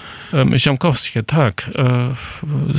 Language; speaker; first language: Polish; non-native, fluent; German